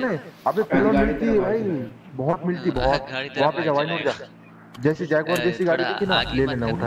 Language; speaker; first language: Hindi; native; Hindi